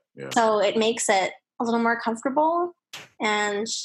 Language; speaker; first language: English; native; English